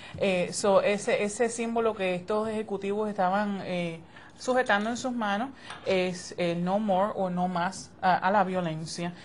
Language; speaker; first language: Spanish; early bilingual, heritage; Spanish